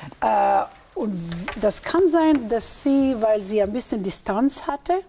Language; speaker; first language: German; early bilingual, heritage; German